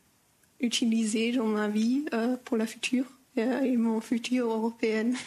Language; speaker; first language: French; non-native, learner; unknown